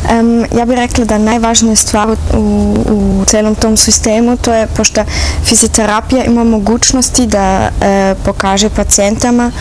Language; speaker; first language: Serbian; early bilingual, heritage; Serbian